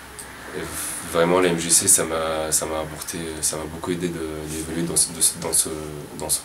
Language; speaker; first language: French; non-native, fluent; Arabic